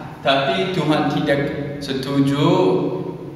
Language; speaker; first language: Indonesian; non-native, learner; English